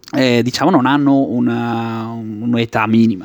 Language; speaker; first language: Italian; native; Italian